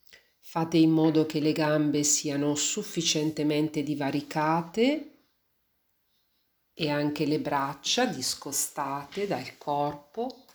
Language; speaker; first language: Italian; native; Italian